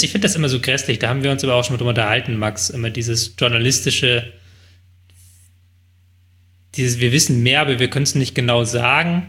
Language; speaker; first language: German; native; German